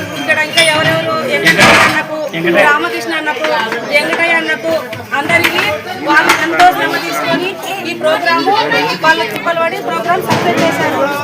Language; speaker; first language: Telugu; native; Telugu